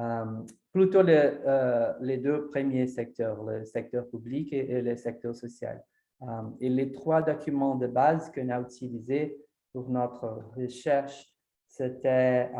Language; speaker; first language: French; non-native, fluent; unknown